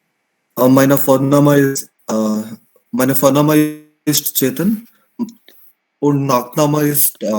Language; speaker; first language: German; non-native, learner; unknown